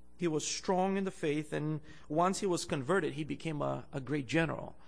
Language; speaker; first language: English; non-native, fluent; Bulgarian